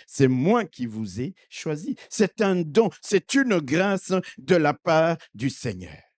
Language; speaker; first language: French; non-native, local second language; Lingala